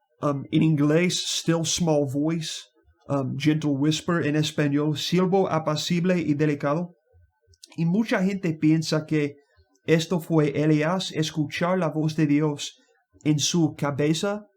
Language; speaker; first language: Spanish; non-native, learner; English